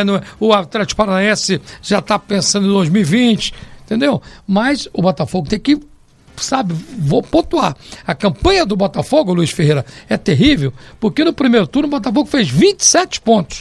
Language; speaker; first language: Portuguese; native; Portuguese